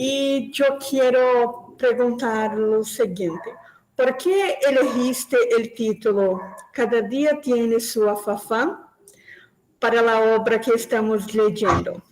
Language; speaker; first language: Spanish; non-native, learner; Portuguese